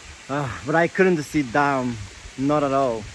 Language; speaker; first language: English; non-native, learner; Japanese